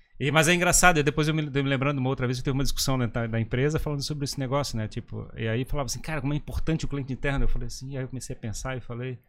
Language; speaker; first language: Portuguese; native; Portuguese